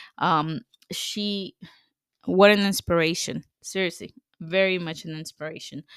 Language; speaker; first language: English; non-native, fluent; Spanish